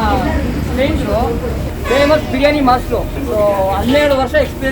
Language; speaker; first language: Kannada; native; Kannada